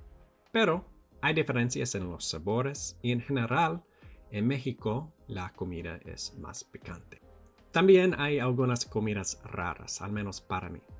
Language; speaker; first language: Spanish; non-native, learner; English